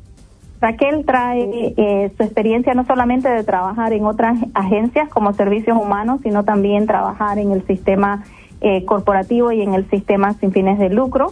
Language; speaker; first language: Spanish; native; Spanish